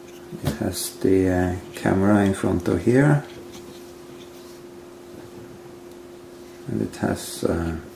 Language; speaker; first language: English; non-native, fluent; Norwegian